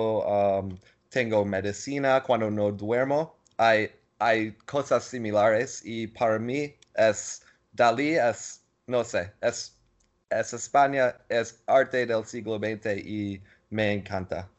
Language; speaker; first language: Spanish; non-native, learner; English